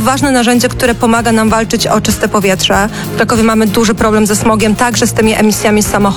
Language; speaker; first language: Polish; native; Polish